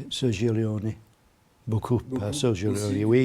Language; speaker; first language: French; non-native, learner; English